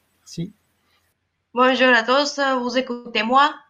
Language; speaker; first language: French; non-native, learner; Bulgarian